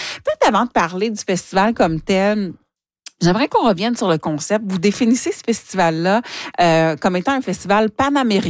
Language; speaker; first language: French; native; French